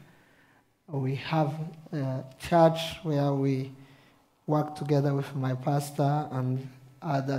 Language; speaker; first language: English; non-native, local second language; Kinyarwanda